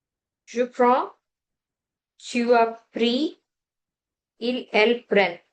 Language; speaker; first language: French; non-native, fluent; Hindi